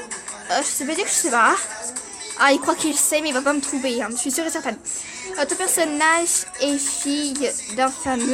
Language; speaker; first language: French; early bilingual, other home language; Portuguese